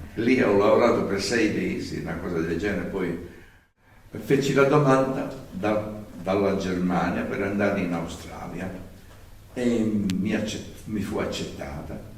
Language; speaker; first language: Italian; native; Italian